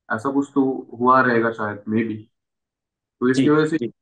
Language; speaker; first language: Hindi; non-native, local second language; Marathi